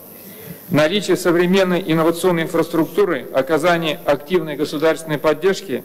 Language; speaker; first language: Russian; native; Russian